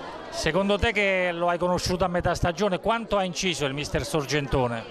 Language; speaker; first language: Italian; native; Italian